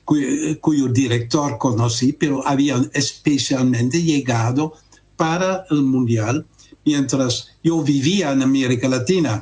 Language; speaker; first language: Spanish; non-native, fluent; Dutch